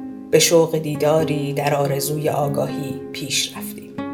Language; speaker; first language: Persian; native; Persian